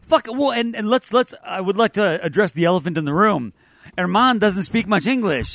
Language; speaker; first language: English; native; English